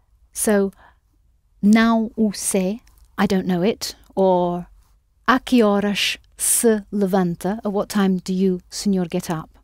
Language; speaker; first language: Portuguese; non-native, fluent; English